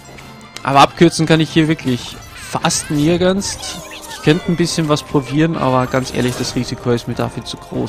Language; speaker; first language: German; native; German